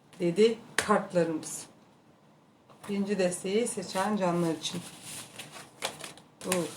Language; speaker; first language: Turkish; native; Turkish